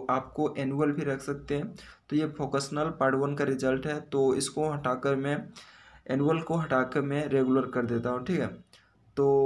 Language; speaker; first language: Hindi; native; Hindi